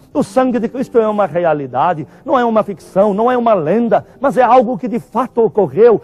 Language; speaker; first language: Portuguese; non-native, fluent; Arabic